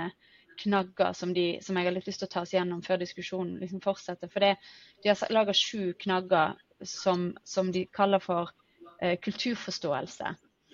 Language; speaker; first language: Norwegian; native; Norwegian